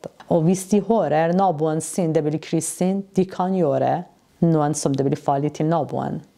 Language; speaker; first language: Norwegian; non-native, learner; Persian